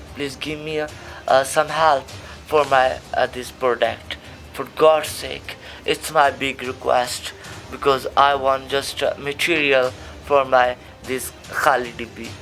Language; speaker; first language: English; non-native, local second language; Hindi